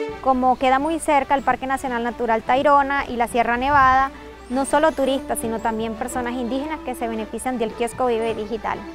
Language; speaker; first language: Spanish; native; Spanish